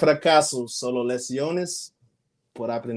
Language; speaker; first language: Spanish; non-native, learner; English